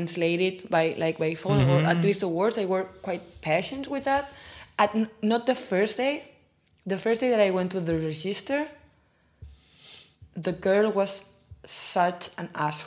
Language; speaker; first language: English; non-native, fluent; Spanish